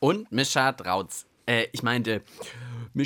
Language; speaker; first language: German; native; German